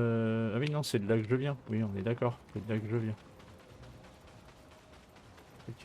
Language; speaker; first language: French; native; French